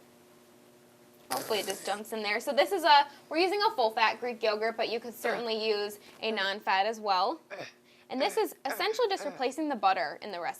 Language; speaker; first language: English; native; English